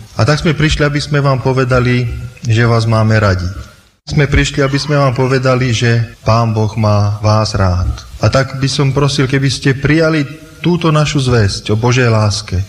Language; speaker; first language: Slovak; native; Slovak